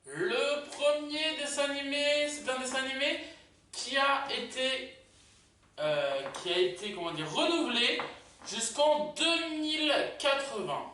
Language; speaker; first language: French; native; French